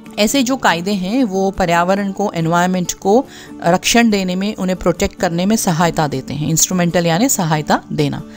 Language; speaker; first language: Hindi; non-native, local second language; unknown